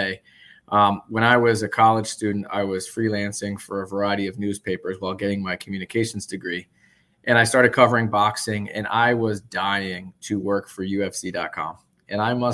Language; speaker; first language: English; native; English